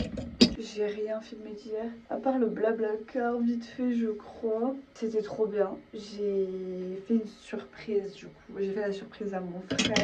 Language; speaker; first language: French; native; French